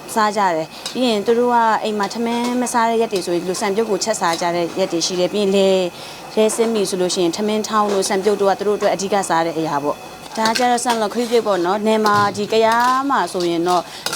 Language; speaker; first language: Burmese; non-native, local second language; Western Kayah